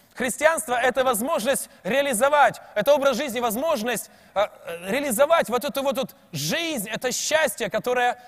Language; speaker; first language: Russian; native; Russian